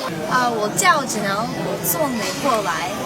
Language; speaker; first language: Chinese; non-native, learner; English